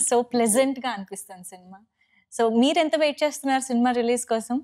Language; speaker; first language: Telugu; native; Telugu